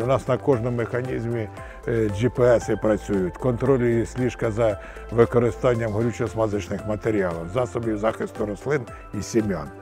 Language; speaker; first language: Ukrainian; native; Ukrainian